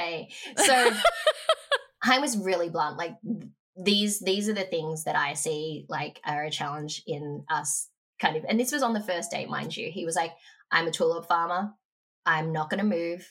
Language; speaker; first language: English; native; English